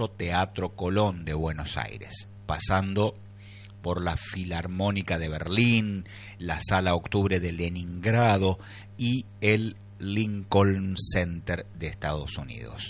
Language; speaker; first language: Spanish; native; Spanish